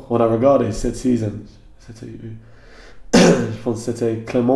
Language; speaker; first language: French; non-native, learner; English